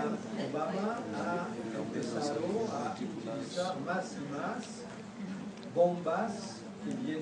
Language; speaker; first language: Spanish; non-native, fluent; French